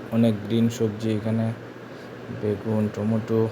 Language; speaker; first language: Bangla; non-native, local second language; Sylheti